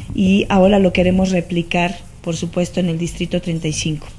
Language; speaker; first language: Spanish; native; Spanish